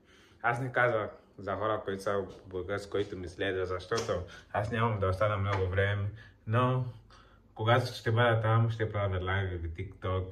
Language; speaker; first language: Bulgarian; non-native, learner; Portuguese